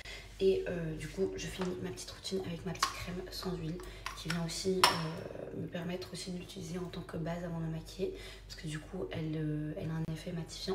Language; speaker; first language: French; native; French